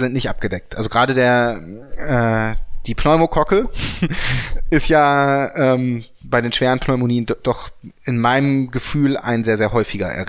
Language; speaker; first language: German; native; German